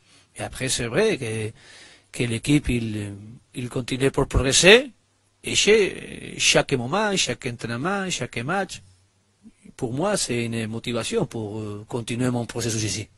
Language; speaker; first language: French; non-native, learner; Spanish